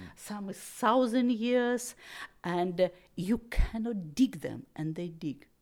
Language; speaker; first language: English; non-native, learner; Russian